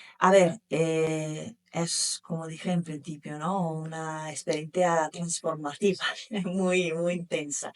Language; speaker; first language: Spanish; non-native, fluent; Italian